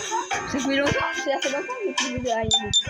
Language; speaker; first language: French; native; French